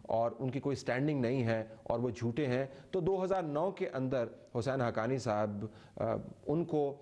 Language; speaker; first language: Urdu; native; Urdu